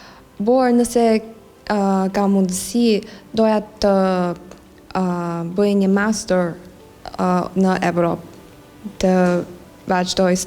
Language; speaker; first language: Albanian; non-native, learner; Chinese